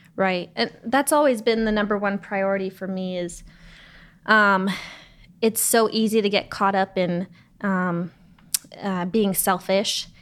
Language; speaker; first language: English; native; English